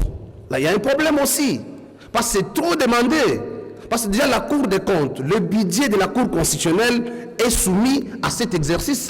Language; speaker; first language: French; native; French